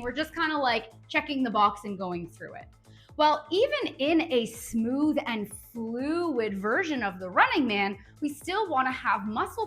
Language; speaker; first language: English; native; English